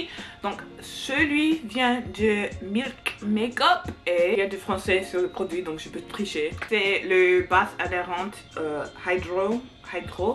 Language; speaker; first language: French; non-native, learner; English